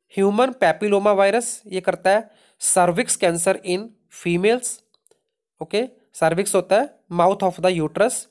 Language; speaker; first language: Hindi; non-native, local second language; Punjabi